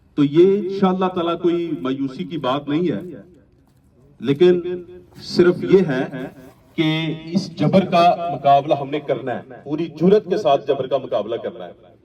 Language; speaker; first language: Urdu; non-native, local second language; Punjabi